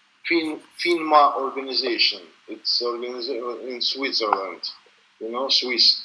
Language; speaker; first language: English; non-native, learner; Russian